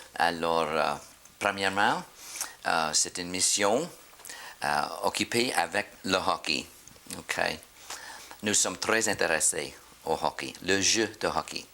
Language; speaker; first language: French; non-native, fluent; English